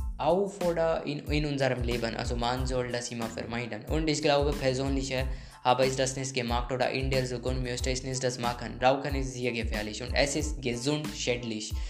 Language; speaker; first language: German; non-native, learner; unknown